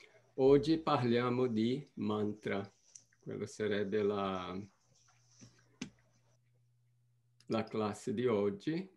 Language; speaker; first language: Italian; non-native, fluent; Portuguese